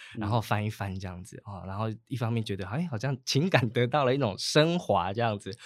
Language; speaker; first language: Chinese; native; Chinese